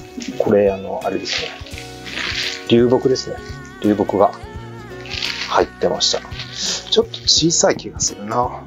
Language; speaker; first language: Japanese; native; Japanese